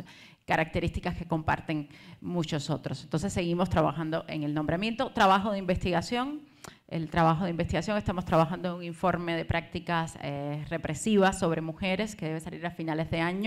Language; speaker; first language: Spanish; native; Spanish